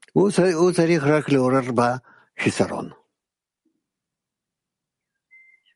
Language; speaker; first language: Hebrew; non-native, fluent; Russian